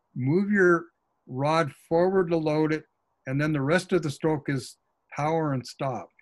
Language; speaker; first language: English; native; English